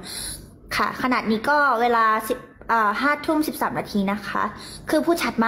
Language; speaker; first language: Thai; early bilingual, other home language; Korean